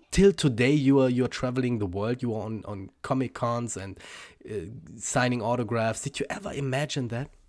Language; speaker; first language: English; non-native, fluent; German